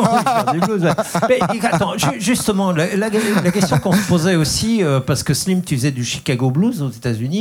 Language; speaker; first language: French; native; French